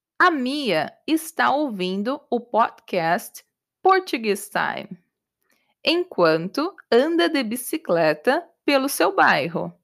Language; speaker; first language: Portuguese; native; Portuguese